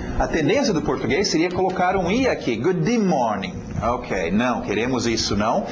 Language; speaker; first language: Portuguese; non-native, fluent; English